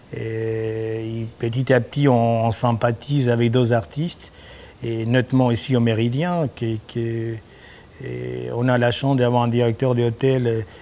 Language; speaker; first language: French; non-native, fluent; Spanish